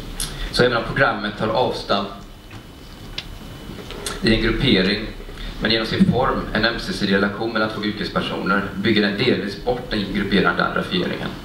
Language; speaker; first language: Swedish; native; Swedish